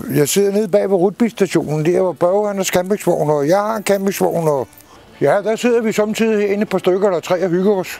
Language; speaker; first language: Danish; native; Danish